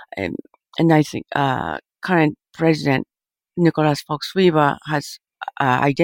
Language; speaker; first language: English; early bilingual, other home language; Japanese